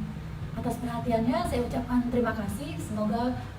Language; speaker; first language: Indonesian; native; Indonesian